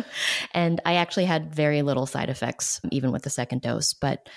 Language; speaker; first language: English; native; English